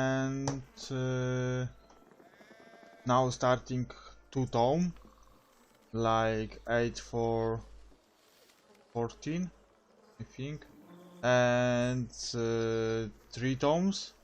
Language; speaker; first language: English; non-native, learner; Polish